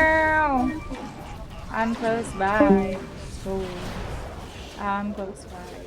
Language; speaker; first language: English; non-native, local second language; Filipino